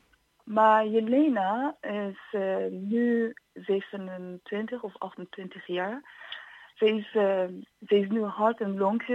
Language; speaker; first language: Dutch; non-native, fluent; Persian